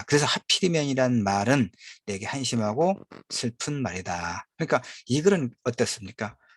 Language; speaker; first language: Korean; native; Korean